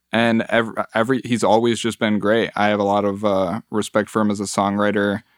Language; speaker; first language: English; early bilingual, other home language; Spanish